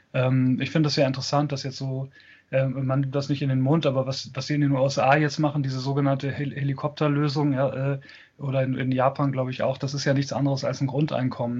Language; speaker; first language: German; native; German